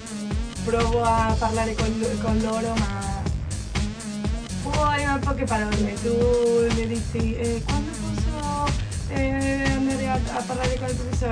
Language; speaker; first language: Italian; non-native, learner; Spanish